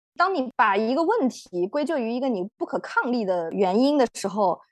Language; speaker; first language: Chinese; native; Chinese